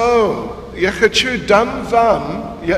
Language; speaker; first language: Russian; non-native, learner; English